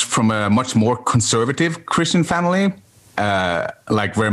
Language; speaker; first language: English; non-native, fluent; Norwegian